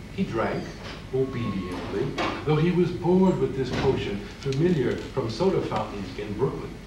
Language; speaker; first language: English; native; English